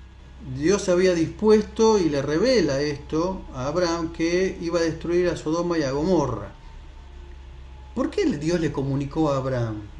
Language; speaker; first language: Spanish; native; Spanish